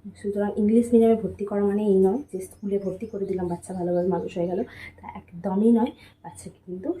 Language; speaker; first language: Bangla; native; Bangla